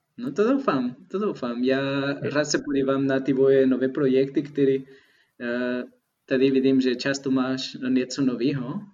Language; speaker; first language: Czech; non-native, learner; Spanish